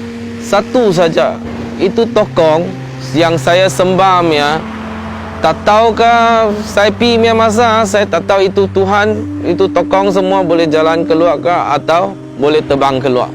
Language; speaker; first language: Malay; non-native, local second language; Chinese